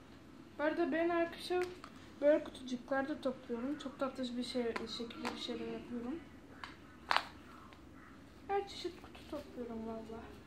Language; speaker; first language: Turkish; non-native, fluent; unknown